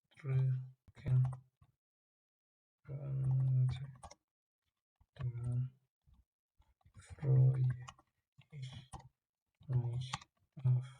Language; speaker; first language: German; non-native, learner; Tigrinya